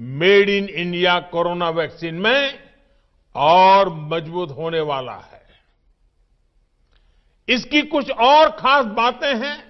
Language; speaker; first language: Hindi; non-native, local second language; Gujarati